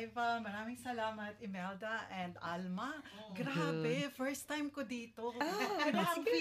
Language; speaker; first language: English; non-native, local second language; Hiligaynon